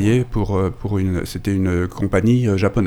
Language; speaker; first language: French; native; French